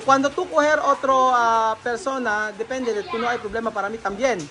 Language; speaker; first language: Spanish; non-native, learner; Filipino